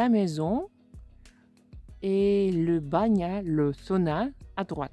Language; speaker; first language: French; non-native, fluent; Russian